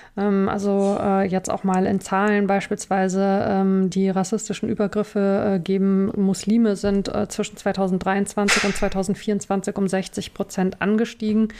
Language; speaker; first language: German; native; German